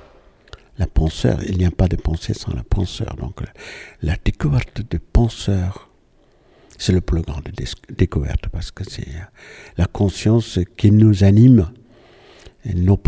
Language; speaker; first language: French; non-native, fluent; Malayalam